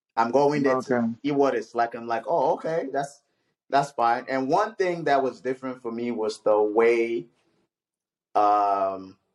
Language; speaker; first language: English; non-native, local second language; Yoruba